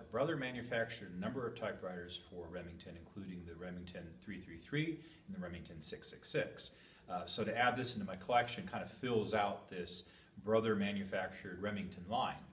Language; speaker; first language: English; native; English